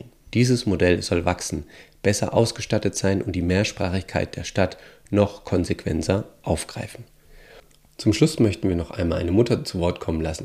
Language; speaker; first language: German; native; German